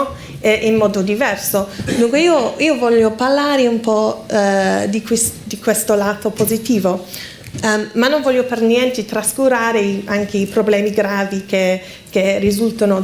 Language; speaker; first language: Italian; non-native, fluent; English